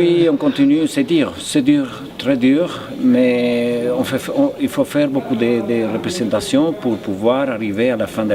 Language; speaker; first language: French; non-native, fluent; Spanish